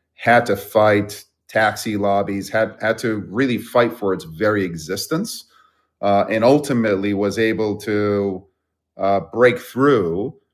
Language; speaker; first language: English; early bilingual, other home language; Persian